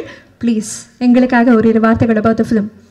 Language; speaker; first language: Tamil; native; Tamil